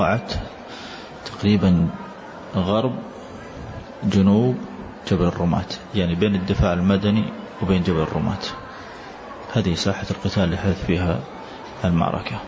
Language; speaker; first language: Arabic; native; Arabic